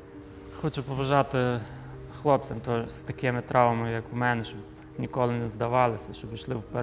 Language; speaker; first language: Ukrainian; native; Ukrainian